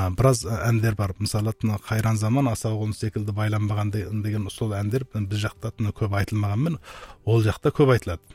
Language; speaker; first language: Kazakh; native; Kazakh